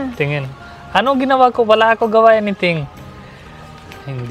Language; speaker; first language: Filipino; non-native, learner; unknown